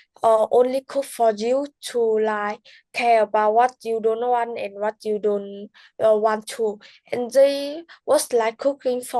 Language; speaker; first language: English; non-native, learner; Vietnamese